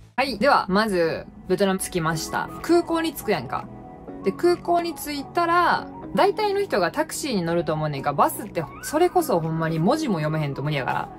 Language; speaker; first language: Japanese; early bilingual, other home language; Vietnamese